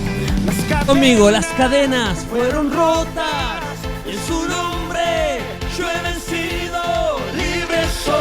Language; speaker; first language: Spanish; native; Spanish